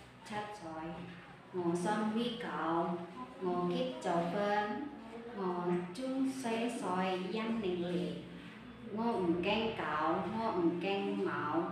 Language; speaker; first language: Cantonese; non-native, learner; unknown